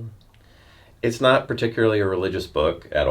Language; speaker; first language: English; native; English